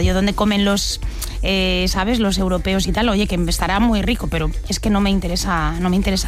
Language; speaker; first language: Spanish; native; Spanish